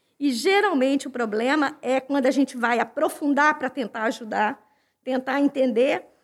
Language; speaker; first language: Portuguese; native; Portuguese